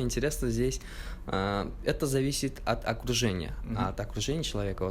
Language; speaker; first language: Russian; non-native, local second language; Uzbek